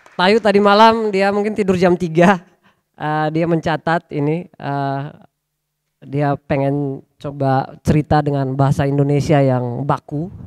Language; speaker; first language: Indonesian; native; Indonesian